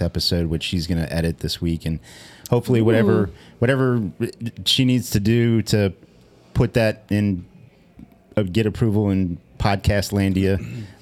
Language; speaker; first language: English; native; English